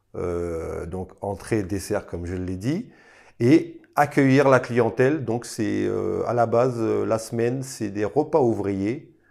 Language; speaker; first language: French; native; French